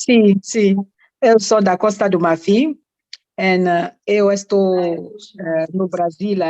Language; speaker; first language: Portuguese; non-native, learner; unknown